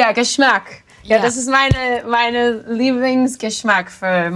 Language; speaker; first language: German; non-native, learner; English